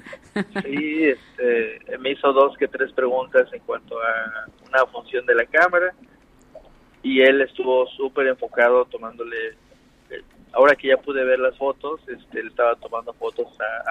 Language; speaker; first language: Spanish; native; Spanish